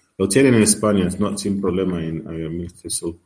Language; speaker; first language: Spanish; non-native, learner; Arabic